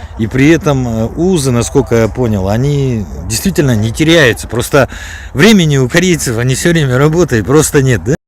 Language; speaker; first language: Russian; native; Russian